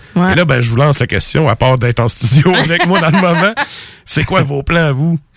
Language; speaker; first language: French; native; French